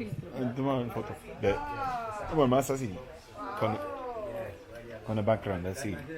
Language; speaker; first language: Spanish; non-native, learner; English